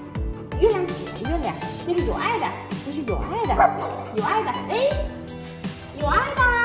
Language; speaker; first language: Chinese; native; Chinese